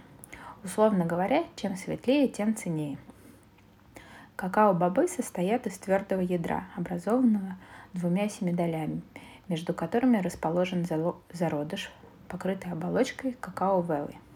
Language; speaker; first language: Russian; native; Russian